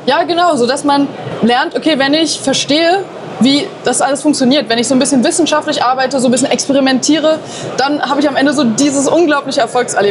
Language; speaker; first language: German; native; German